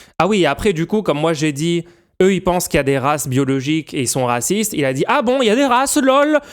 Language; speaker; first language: French; native; French